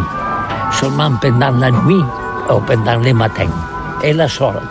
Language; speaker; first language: French; non-native, learner; Catalan